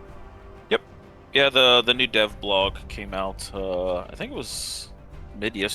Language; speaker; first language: English; native; English